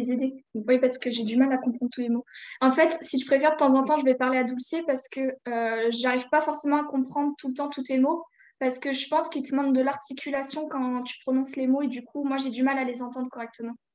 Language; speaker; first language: French; native; French